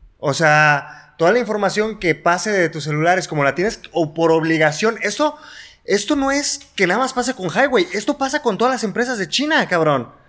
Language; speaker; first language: Spanish; native; Spanish